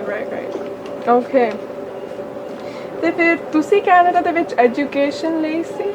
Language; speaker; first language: Punjabi; early bilingual, heritage; Punjabi